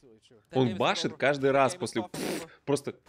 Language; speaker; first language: Russian; native; Russian